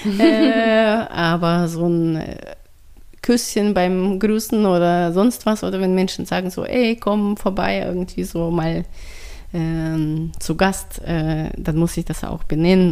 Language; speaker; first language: German; non-native, fluent; Russian